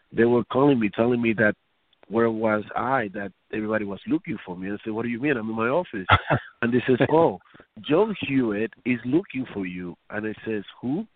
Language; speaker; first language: English; non-native, fluent; Spanish